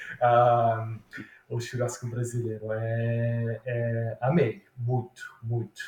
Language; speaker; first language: Portuguese; non-native, fluent; Italian